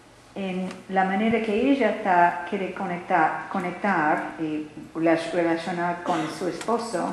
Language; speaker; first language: Spanish; non-native, learner; English